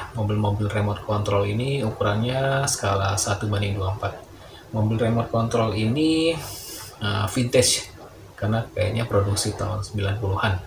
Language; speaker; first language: Indonesian; native; Indonesian